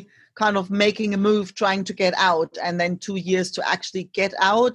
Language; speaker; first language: English; non-native, fluent; German